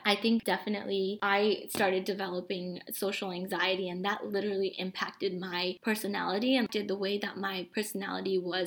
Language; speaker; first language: English; early bilingual, other home language; Bangla